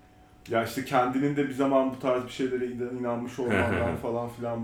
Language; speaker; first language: Turkish; native; Turkish